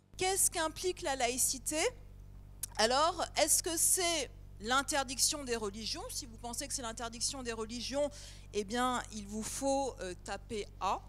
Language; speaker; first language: French; native; French